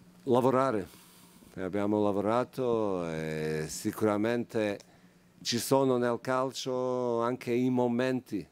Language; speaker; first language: Italian; non-native, fluent; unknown